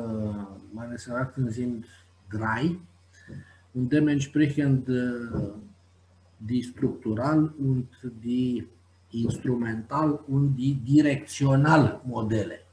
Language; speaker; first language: German; non-native, fluent; Romanian